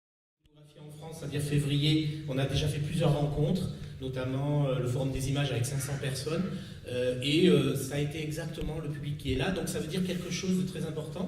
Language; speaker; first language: French; native; French